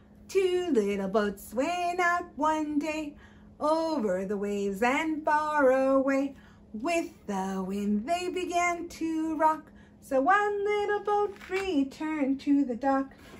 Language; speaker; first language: English; early bilingual, other home language; Spanish